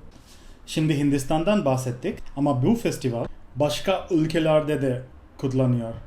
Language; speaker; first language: Turkish; non-native, fluent; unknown